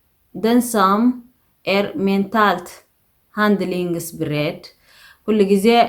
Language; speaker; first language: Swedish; non-native, fluent; Tigrinya